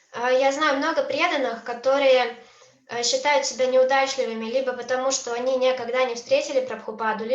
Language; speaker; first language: Russian; native; Russian